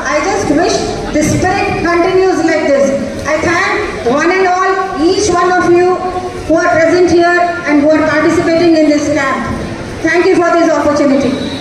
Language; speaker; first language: English; non-native, local second language; Telugu